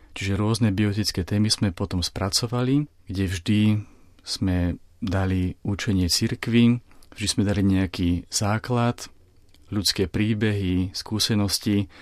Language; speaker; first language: Slovak; native; Slovak